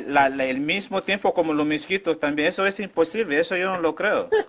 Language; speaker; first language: Spanish; non-native, local second language; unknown